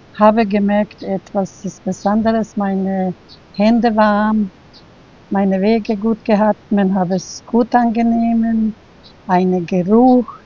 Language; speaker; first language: German; non-native, learner; Bosnian